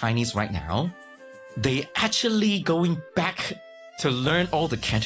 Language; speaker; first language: English; non-native, local second language; Chinese